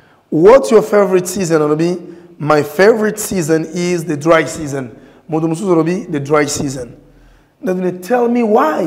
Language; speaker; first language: English; non-native, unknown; Lingala